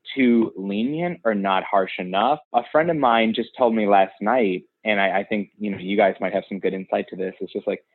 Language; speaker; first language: English; native; English